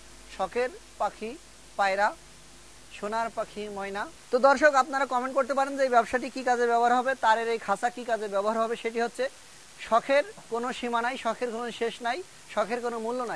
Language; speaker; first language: Bangla; native; Bangla